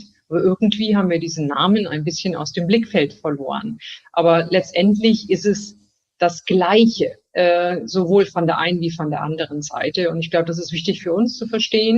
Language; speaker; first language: German; native; German